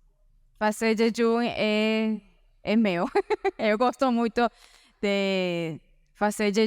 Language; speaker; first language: Portuguese; non-native, learner; Spanish